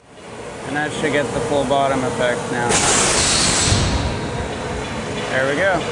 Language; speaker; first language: English; native; English